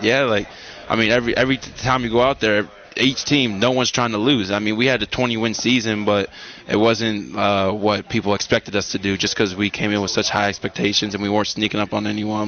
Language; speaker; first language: English; native; English